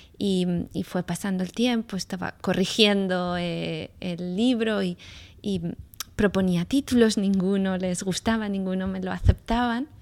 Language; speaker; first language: Spanish; native; Spanish